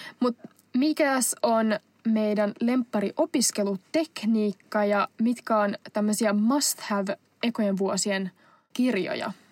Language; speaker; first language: Finnish; non-native, local second language; Swedish